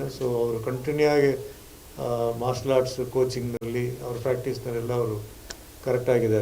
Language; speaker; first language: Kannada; non-native, local second language; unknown